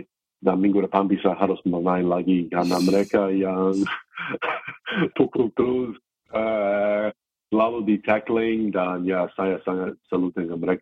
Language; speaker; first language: Indonesian; non-native, fluent; English